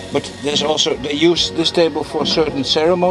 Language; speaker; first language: English; non-native, fluent; Dutch